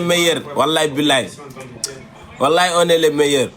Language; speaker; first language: French; non-native, local second language; Wolof